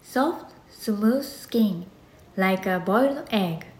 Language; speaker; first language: English; non-native, learner; Japanese